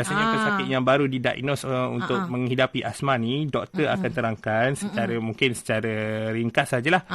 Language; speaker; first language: Malay; native; Malay